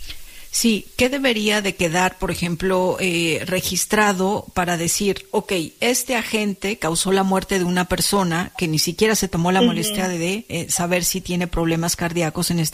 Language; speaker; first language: Spanish; native; Spanish